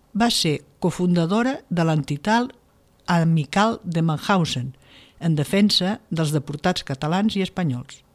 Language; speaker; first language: Catalan; native; Catalan